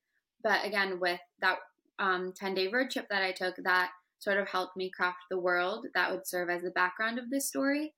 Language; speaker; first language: English; native; English